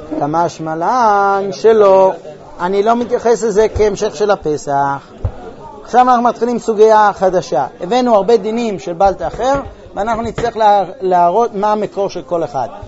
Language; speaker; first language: Hebrew; early bilingual, heritage; Hebrew